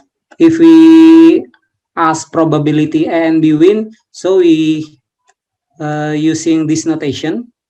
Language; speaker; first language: English; non-native, learner; Indonesian